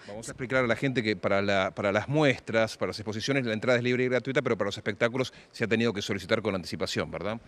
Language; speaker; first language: Spanish; native; Spanish